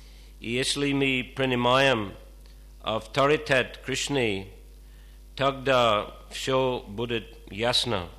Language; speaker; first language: Russian; non-native, fluent; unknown